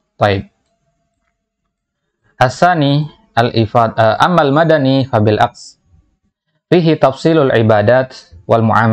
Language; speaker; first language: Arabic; non-native, fluent; Indonesian